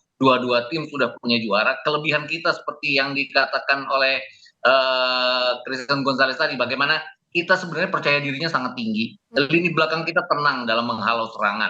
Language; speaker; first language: Indonesian; native; Indonesian